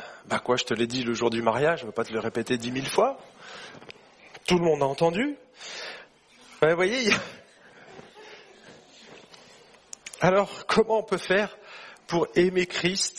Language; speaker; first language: French; native; French